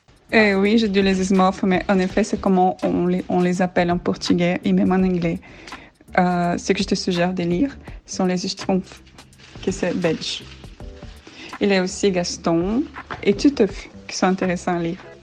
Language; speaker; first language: French; non-native, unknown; Portuguese